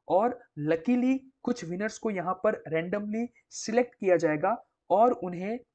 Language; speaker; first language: Hindi; non-native, local second language; Gujarati